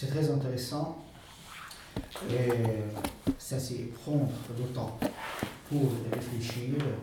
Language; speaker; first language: French; non-native, fluent; Arabic